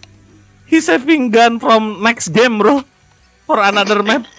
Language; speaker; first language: English; non-native, learner; Sundanese